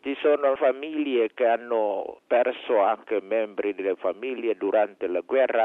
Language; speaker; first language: Italian; non-native, fluent; Indonesian